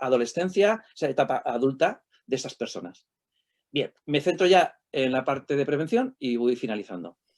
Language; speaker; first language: Spanish; native; Spanish